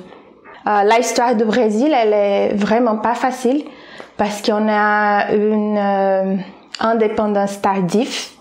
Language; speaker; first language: French; non-native, fluent; Portuguese